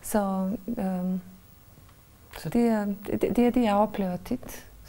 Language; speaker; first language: Danish; non-native, fluent; Bosnian